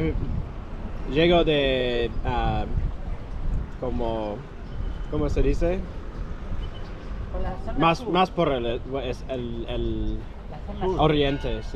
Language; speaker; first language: Spanish; non-native, learner; English